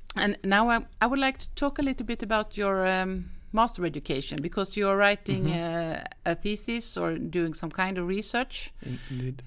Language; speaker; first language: English; non-native, fluent; Greek